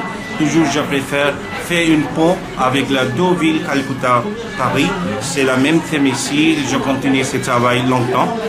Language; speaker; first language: French; non-native, learner; Bangla